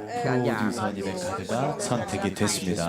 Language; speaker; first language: Korean; native; Korean